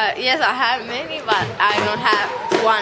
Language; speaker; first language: English; non-native, learner; Finnish